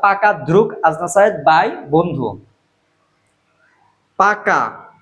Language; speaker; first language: Russian; non-native, learner; Bangla